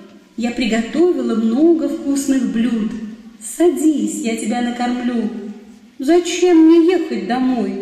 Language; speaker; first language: Russian; native; Russian